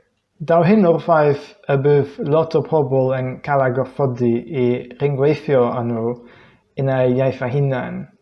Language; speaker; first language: Welsh; non-native, fluent; English